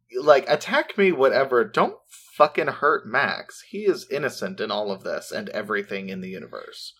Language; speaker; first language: English; native; English